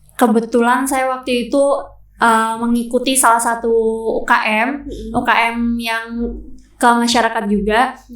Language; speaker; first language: Indonesian; native; Indonesian